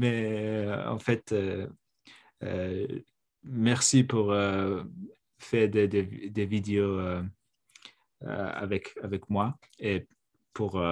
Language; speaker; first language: French; non-native, fluent; Mongolian